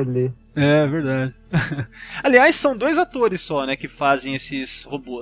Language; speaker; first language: Portuguese; native; Portuguese